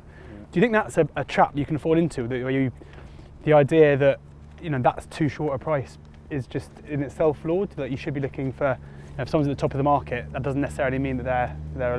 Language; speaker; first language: English; native; English